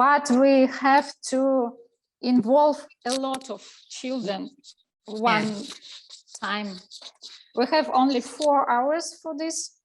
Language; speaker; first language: English; non-native, learner; Russian